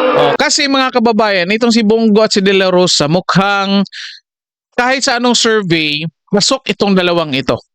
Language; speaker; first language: Filipino; non-native, local second language; Cebuano